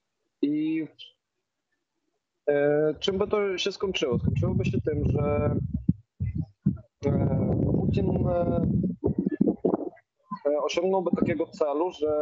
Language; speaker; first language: Polish; non-native, fluent; Ukrainian